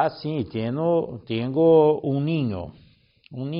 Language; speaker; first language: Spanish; non-native, learner; Portuguese